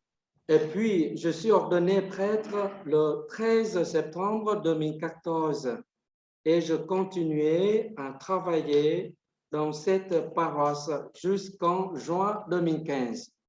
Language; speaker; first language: French; non-native, fluent; Vietnamese